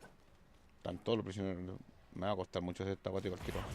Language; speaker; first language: Spanish; native; Spanish